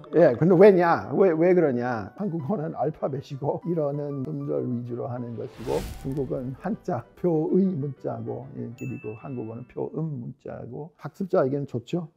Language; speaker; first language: Korean; non-native, fluent; English